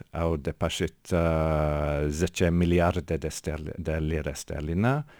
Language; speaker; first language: Romanian; non-native, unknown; English